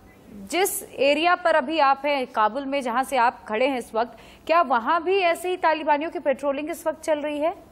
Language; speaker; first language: Hindi; native; Hindi